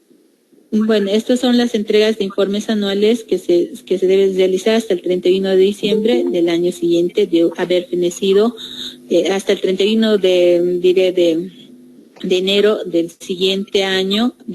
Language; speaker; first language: Spanish; native; Spanish